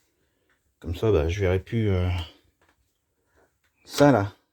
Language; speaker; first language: French; native; French